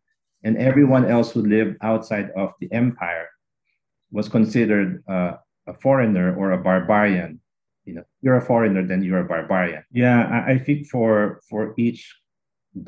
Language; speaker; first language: English; non-native, local second language; Min Nan Chinese